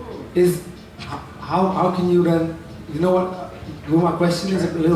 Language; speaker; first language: English; non-native, fluent; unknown